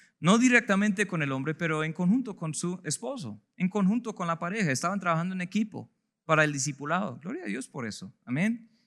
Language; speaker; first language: Spanish; non-native, fluent; English